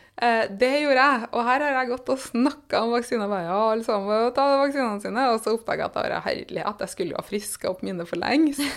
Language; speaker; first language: Norwegian; native; Norwegian